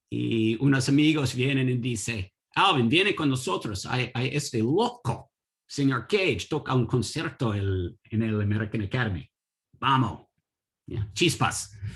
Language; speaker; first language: Spanish; non-native, learner; English